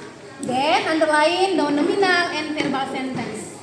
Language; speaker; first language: English; non-native, fluent; Indonesian